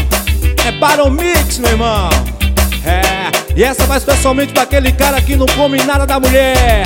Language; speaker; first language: Portuguese; native; Portuguese